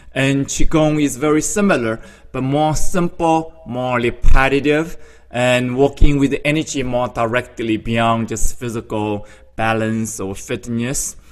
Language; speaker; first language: English; non-native, fluent; Chinese